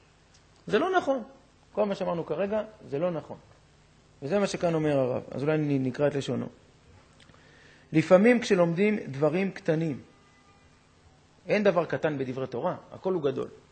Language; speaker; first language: Hebrew; native; Hebrew